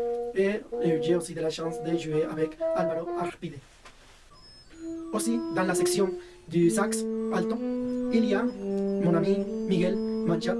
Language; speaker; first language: French; non-native, fluent; Spanish